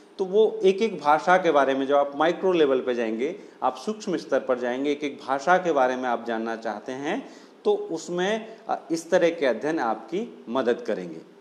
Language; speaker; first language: Hindi; non-native, local second language; Rajasthani